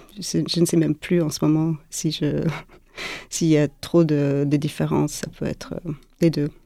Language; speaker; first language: French; non-native, fluent; English